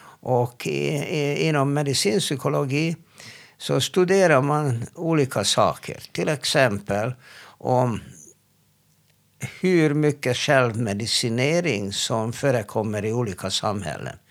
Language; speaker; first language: Swedish; non-native, fluent; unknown